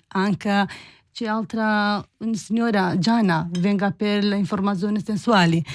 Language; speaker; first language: Italian; non-native, learner; Kurdish